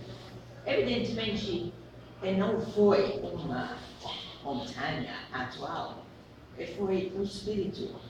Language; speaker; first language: Portuguese; non-native, fluent; English